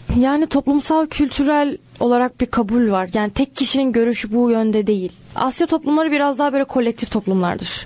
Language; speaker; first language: Turkish; native; Turkish